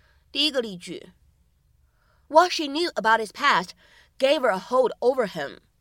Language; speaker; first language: English; non-native, fluent; Chinese